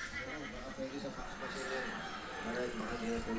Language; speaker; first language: Filipino; native; Filipino